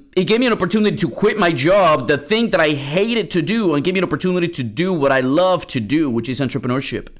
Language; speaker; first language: English; early bilingual, other home language; Spanish